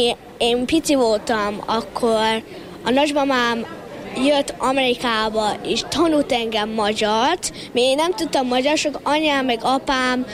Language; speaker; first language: Hungarian; early bilingual, heritage; English